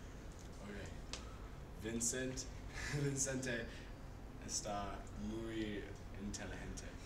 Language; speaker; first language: Spanish; non-native, learner; English